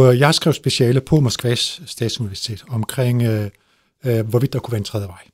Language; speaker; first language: Danish; early bilingual, other home language; Turkish